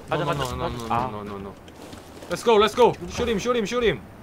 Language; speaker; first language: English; non-native, learner; Korean